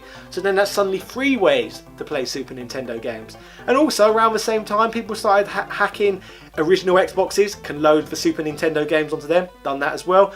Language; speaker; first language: English; native; English